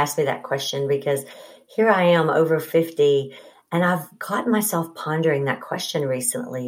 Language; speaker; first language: English; native; English